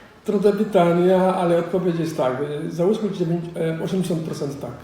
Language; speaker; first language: Polish; non-native, fluent; Somali